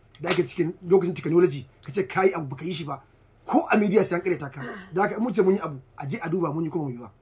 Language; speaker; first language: Hausa; native; Hausa